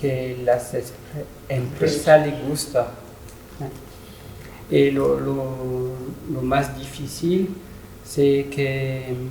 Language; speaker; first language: Spanish; non-native, learner; French